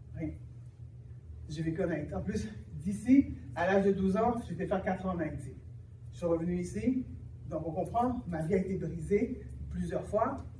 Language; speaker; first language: French; early bilingual, other home language; Haitian Creole